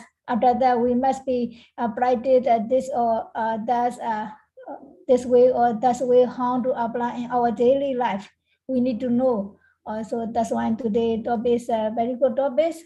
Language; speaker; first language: English; non-native, learner; Burmese